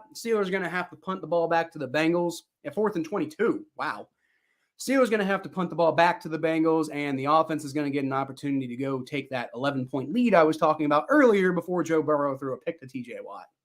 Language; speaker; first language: English; native; English